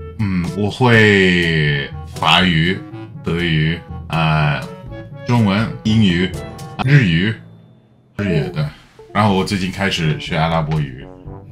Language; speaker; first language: Chinese; non-native, fluent; English